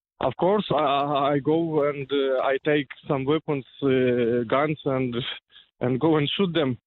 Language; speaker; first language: English; non-native, learner; Ukrainian